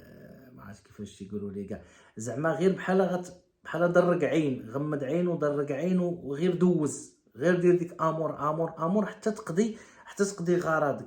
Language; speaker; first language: Arabic; native; Arabic